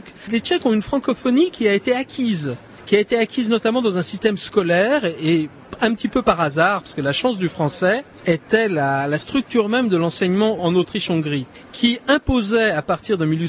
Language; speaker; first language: French; native; French